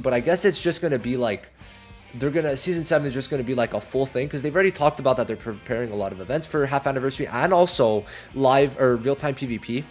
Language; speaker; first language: English; native; English